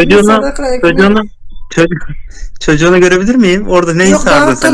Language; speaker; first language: Turkish; native; Turkish